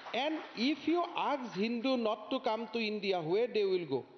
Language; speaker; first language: Hindi; non-native, local second language; Assamese